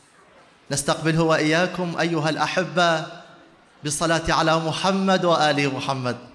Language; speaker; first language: Arabic; native; Arabic